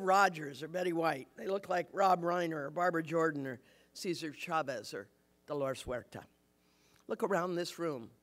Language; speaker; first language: English; native; English